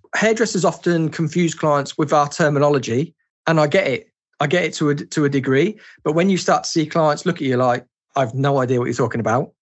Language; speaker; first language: English; native; English